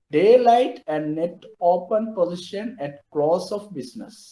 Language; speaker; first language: English; non-native, local second language; Tamil